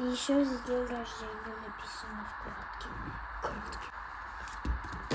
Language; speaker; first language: Russian; early bilingual, other home language; Armenian